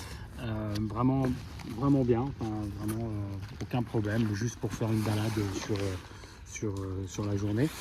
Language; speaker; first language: French; native; French